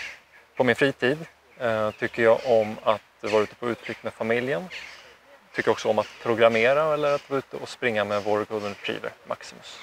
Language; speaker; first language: Swedish; native; Swedish